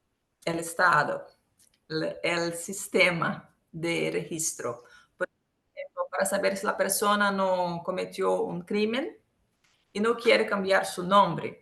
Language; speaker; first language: Spanish; non-native, local second language; Portuguese